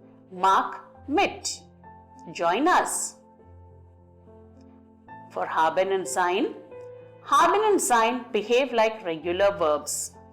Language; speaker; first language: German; non-native, fluent; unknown